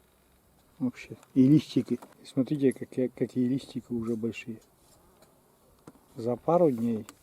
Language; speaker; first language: Russian; native; Russian